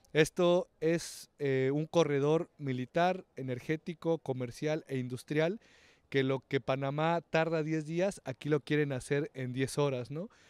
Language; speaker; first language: Spanish; native; Spanish